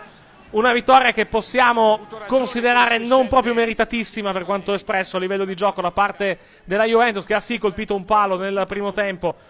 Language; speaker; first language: Italian; native; Italian